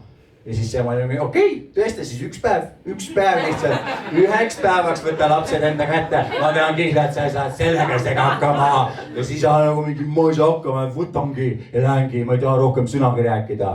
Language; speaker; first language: Estonian; native; Estonian